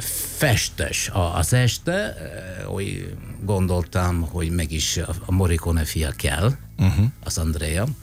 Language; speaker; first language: Hungarian; non-native, fluent; Italian